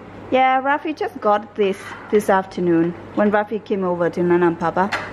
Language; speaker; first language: English; non-native, fluent; Vietnamese